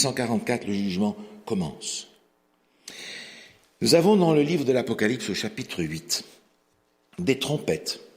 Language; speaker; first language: French; native; French